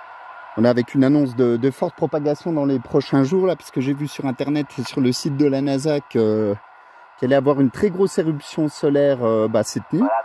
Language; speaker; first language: French; native; French